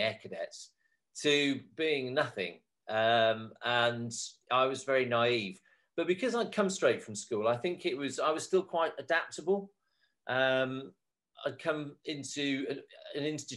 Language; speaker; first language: English; native; English